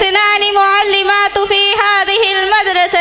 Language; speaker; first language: Arabic; non-native, learner; Urdu